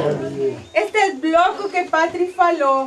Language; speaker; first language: Portuguese; non-native, fluent; Spanish